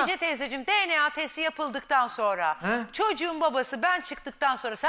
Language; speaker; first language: Turkish; native; Turkish